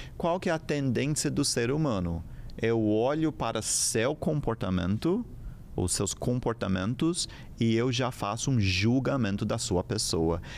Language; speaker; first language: Portuguese; non-native, fluent; English